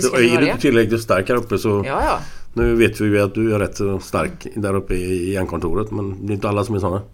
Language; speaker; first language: Swedish; native; Swedish